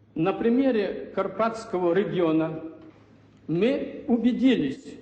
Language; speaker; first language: Russian; non-native, local second language; Ukrainian